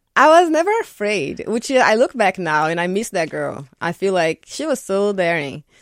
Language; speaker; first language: English; non-native, fluent; Portuguese